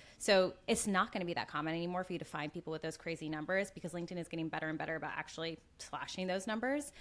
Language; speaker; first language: English; native; English